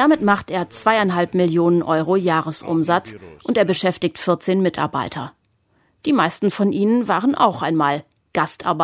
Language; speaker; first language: German; native; German